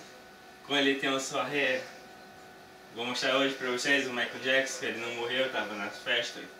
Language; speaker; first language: Portuguese; early bilingual, heritage; Portuguese